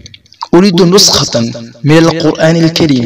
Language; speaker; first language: Arabic; non-native, fluent; Urdu